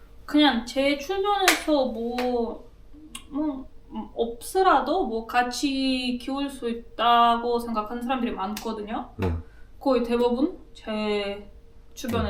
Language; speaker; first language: Korean; non-native, learner; Russian